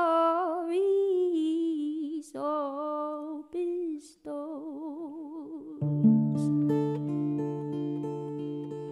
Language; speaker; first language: English; non-native, local second language; Cebuano